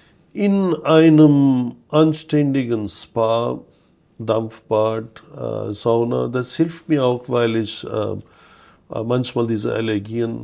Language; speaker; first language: German; non-native, fluent; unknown